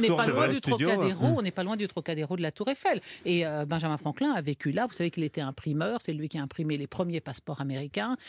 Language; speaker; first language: French; native; French